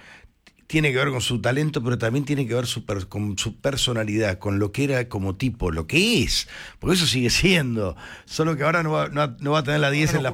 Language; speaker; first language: Spanish; native; Spanish